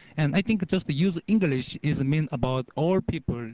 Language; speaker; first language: English; non-native, learner; Korean